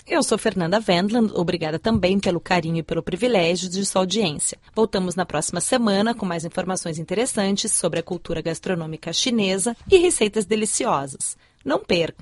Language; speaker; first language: Portuguese; native; Portuguese